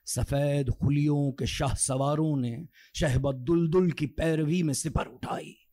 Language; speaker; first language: Urdu; native; Urdu